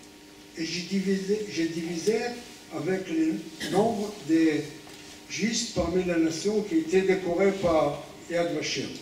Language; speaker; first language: French; non-native, fluent; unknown